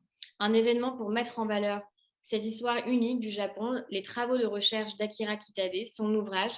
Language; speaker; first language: French; native; French